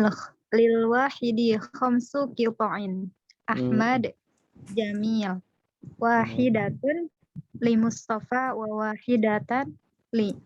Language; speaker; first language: Arabic; non-native, learner; Indonesian